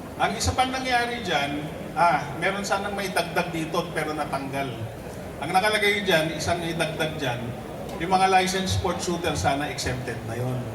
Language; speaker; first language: Filipino; non-native, local second language; Iloko